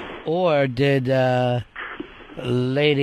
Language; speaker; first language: English; native; English